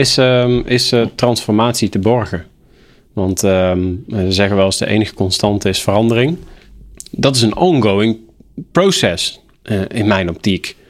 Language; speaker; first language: Dutch; native; Dutch